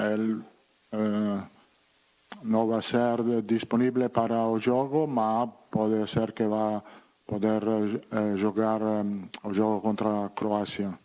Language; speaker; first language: Spanish; non-native, fluent; Italian